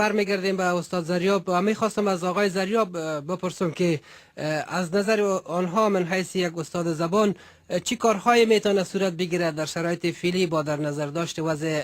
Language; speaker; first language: Persian; native; Persian